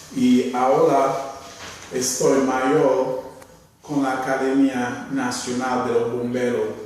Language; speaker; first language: Spanish; non-native, fluent; Haitian Creole